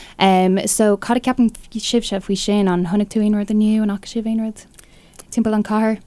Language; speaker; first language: Irish; non-native, local second language; English